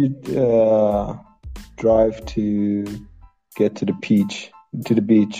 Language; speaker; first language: English; non-native, learner; Persian